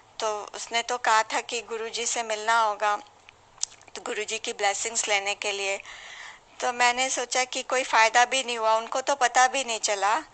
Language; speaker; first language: Hindi; native; Hindi